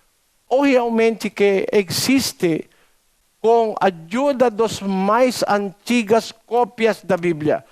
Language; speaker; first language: Portuguese; non-native, learner; Filipino